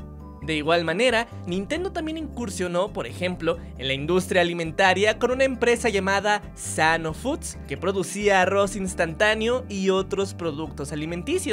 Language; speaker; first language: Spanish; native; Spanish